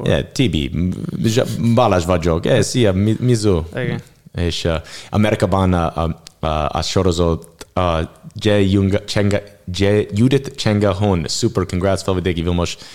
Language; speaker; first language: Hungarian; non-native, learner; English